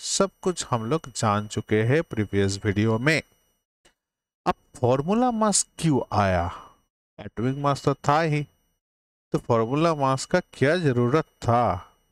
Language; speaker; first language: Hindi; native; Hindi